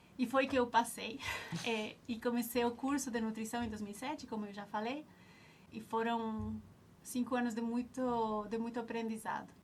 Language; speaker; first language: Portuguese; non-native, fluent; Spanish